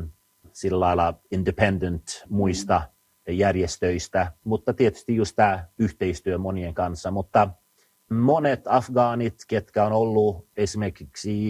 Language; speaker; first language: Finnish; non-native, fluent; Swedish